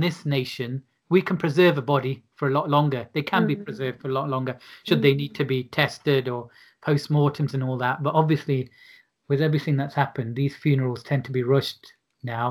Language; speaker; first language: English; native; English